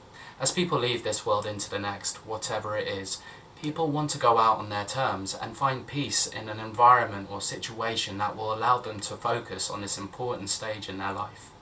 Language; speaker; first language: English; native; English